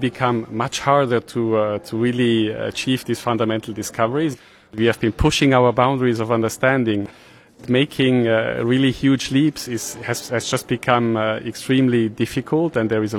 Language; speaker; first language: Swedish; non-native, fluent; German